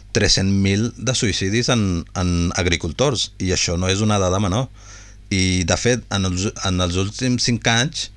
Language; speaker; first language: Catalan; non-native, fluent; Urdu